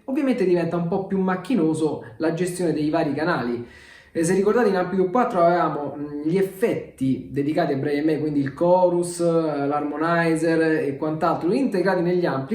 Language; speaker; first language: Italian; native; Italian